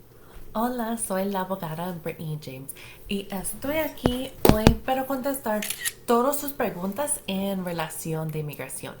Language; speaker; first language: Spanish; non-native, fluent; English